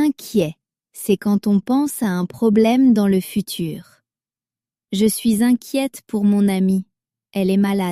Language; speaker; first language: French; native; French